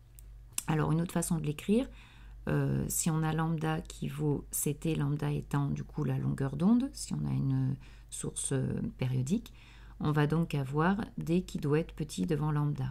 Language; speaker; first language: French; native; French